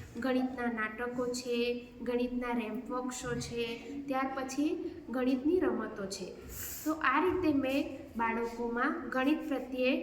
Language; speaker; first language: Gujarati; native; Gujarati